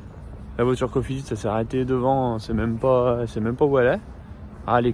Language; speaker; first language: French; native; French